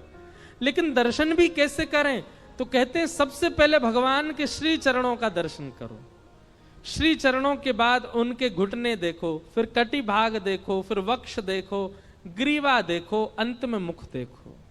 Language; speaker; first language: Hindi; native; Hindi